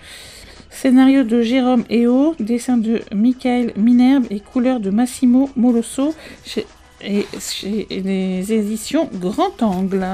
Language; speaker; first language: French; native; French